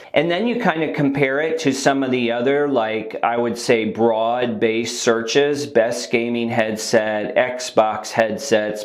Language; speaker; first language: English; native; English